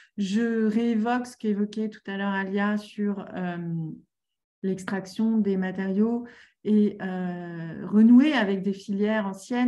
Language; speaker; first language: French; native; French